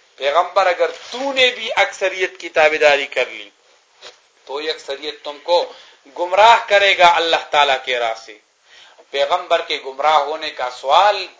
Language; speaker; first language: Urdu; non-native, local second language; Pashto